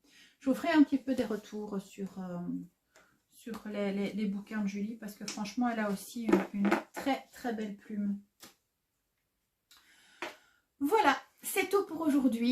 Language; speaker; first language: French; native; French